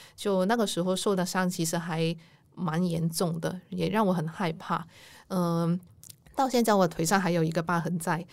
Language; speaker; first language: Chinese; non-native, local second language; Cantonese